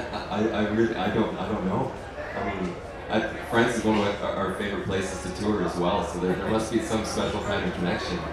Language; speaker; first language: English; native; English